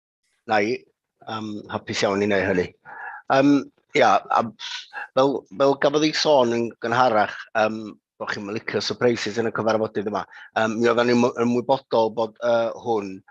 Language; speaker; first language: Welsh; native; Welsh